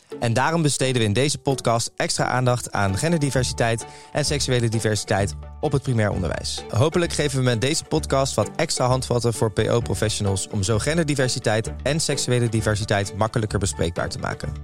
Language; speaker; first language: Dutch; native; Dutch